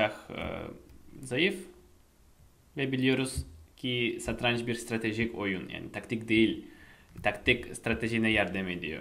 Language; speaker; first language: Turkish; non-native, fluent; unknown